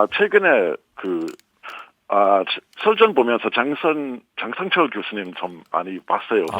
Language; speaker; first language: Korean; non-native, fluent; English